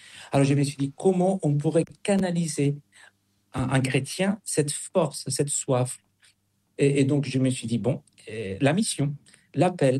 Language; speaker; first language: French; non-native, fluent; Spanish